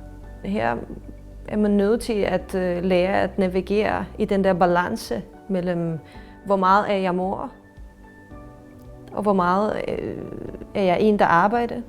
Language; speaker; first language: Danish; non-native, fluent; Ukrainian